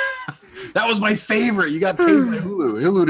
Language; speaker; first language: English; native; English